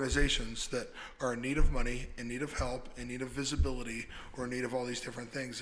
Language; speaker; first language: English; native; English